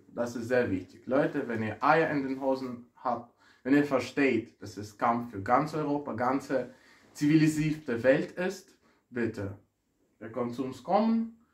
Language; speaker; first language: German; non-native, fluent; Ukrainian